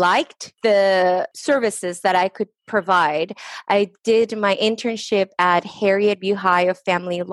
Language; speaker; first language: English; early bilingual, other home language; Spanish